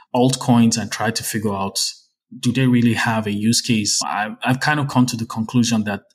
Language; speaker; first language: English; non-native, local second language; Yoruba